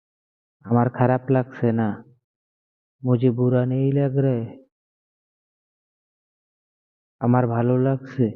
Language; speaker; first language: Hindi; non-native, learner; Bangla